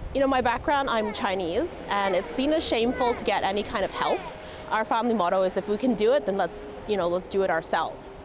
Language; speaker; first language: English; native; English